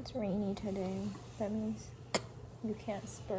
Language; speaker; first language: English; native; English